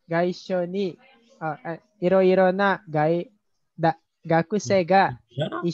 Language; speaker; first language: Japanese; non-native, learner; Indonesian